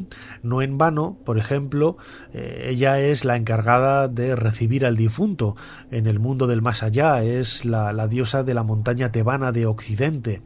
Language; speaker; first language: Spanish; native; Spanish